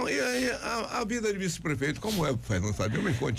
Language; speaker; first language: Portuguese; native; Portuguese